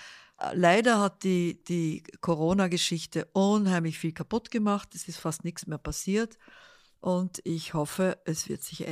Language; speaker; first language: German; early bilingual, other home language; Dutch